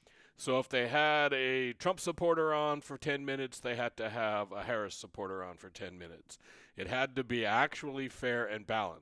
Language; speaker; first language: English; native; English